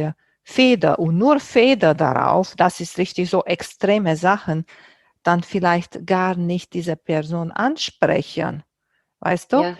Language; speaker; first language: German; non-native, fluent; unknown